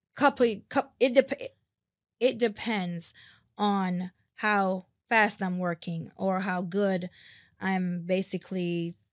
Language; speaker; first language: English; native; English